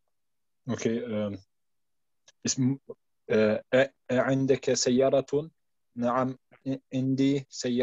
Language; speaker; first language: Arabic; non-native, learner; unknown